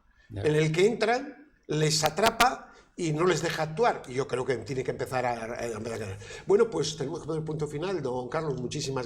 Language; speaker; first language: Spanish; native; Spanish